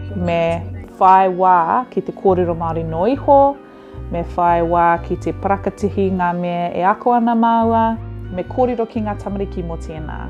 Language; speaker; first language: Māori; non-native, local second language; English